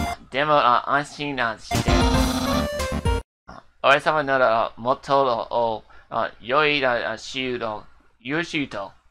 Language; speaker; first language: Japanese; non-native, learner; English